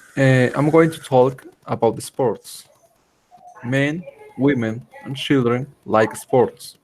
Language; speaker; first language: English; non-native, learner; Spanish